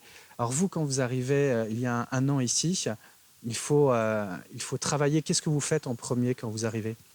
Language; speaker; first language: French; native; French